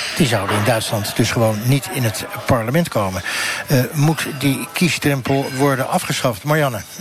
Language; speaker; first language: Dutch; native; Dutch